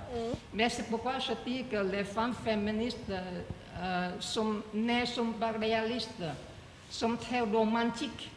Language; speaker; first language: French; non-native, learner; Chinese